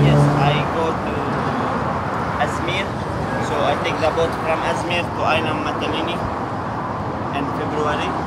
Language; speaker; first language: English; non-native, learner; Arabic